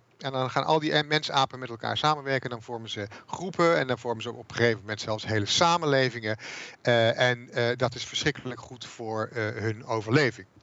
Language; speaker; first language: Dutch; native; Dutch